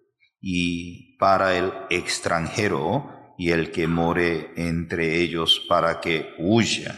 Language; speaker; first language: Spanish; non-native, fluent; Korean